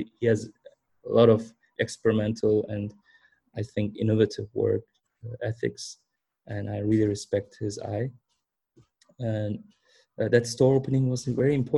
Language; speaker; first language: English; early bilingual, other home language; German